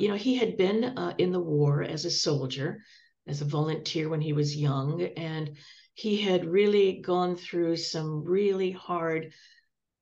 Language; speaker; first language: English; native; English